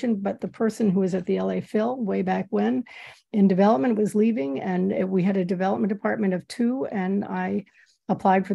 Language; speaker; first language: English; native; English